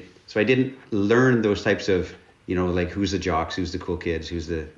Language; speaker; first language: English; native; English